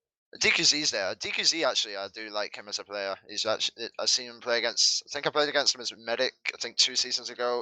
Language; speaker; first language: English; native; English